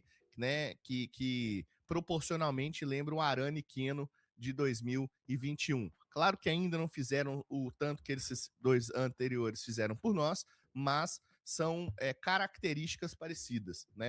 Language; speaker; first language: Portuguese; native; Portuguese